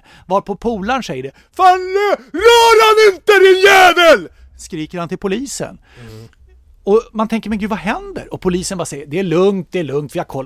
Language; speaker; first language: Swedish; native; Swedish